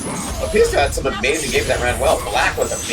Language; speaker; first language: English; native; English